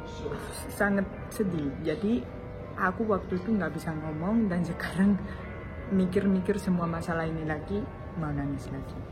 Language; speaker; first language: Indonesian; non-native, fluent; Spanish